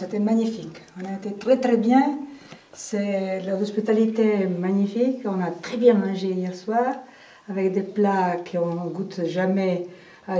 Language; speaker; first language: French; non-native, fluent; Italian